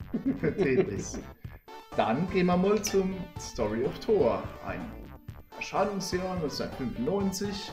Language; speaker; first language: German; native; German